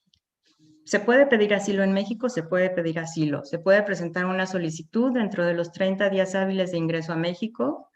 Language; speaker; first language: Spanish; native; Spanish